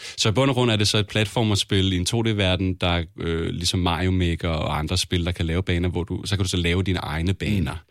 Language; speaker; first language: Danish; native; Danish